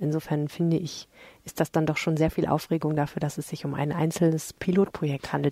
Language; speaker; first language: German; native; German